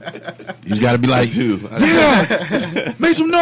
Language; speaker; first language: English; native; English